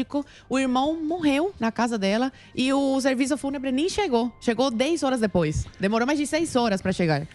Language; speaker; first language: Portuguese; non-native, fluent; Spanish